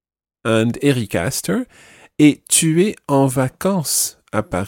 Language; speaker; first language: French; non-native, fluent; English